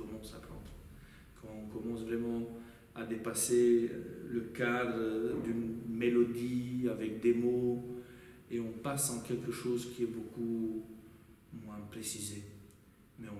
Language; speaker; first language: French; non-native, fluent; Romanian